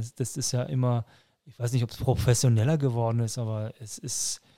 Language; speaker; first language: German; native; German